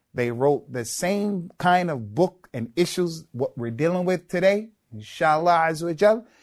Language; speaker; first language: English; native; English